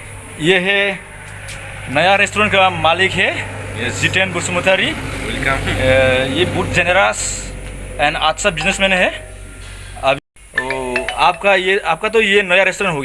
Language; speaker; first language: Hindi; non-native, local second language; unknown